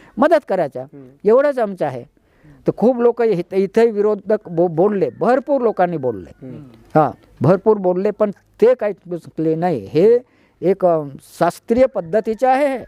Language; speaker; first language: Marathi; non-native, local second language; Gondi